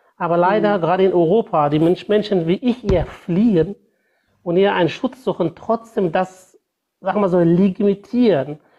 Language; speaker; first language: German; non-native, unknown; Persian